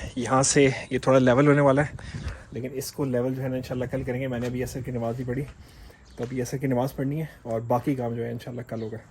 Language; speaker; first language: Urdu; native; Urdu